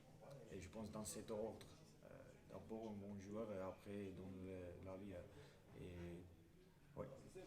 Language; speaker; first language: French; non-native, fluent; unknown